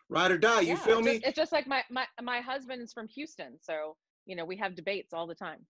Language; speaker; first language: English; native; English